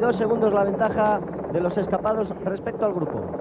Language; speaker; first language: Spanish; native; Spanish